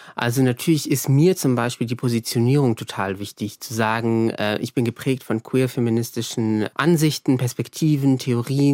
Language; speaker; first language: German; early bilingual, other home language; Arabic